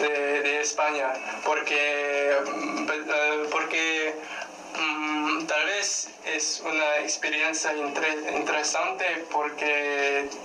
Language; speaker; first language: Spanish; non-native, learner; English